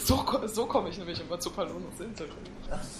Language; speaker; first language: German; native; German